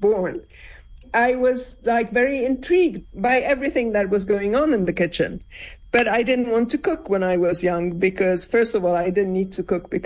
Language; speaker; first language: English; non-native, fluent; Arabic